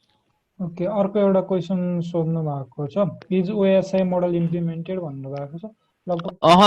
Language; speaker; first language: Nepali; native; Nepali